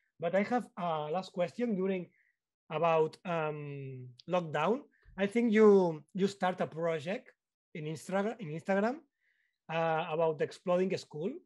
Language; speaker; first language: English; non-native, learner; Spanish